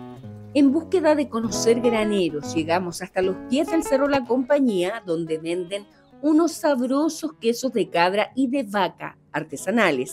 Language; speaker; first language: Spanish; native; Spanish